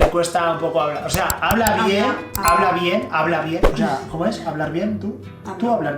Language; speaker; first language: Spanish; native; Spanish